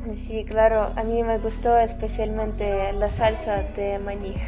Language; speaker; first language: Spanish; non-native, learner; Ukrainian